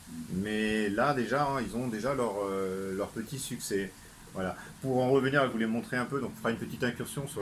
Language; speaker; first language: French; native; French